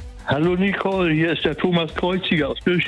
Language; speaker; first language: German; native; German